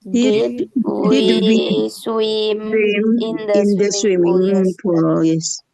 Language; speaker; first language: English; non-native, learner; Indonesian